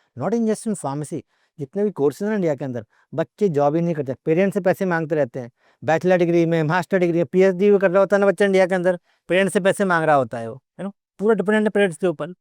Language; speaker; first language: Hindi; native; Hindi